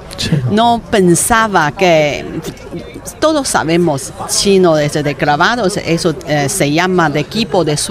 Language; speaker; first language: Spanish; non-native, learner; Chinese